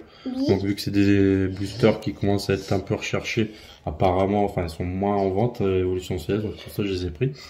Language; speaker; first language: French; native; French